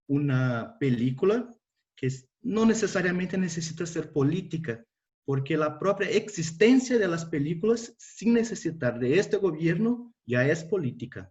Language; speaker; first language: Spanish; non-native, fluent; Portuguese